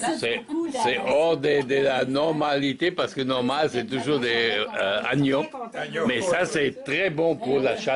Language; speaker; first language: French; non-native, learner; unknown